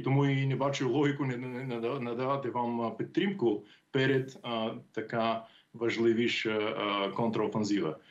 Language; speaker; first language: Ukrainian; non-native, fluent; English